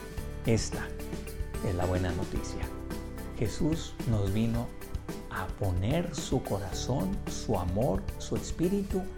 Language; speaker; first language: Spanish; native; Spanish